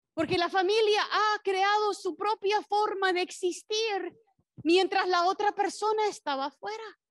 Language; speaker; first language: Spanish; non-native, fluent; English